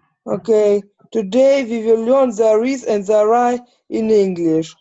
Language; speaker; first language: English; non-native, learner; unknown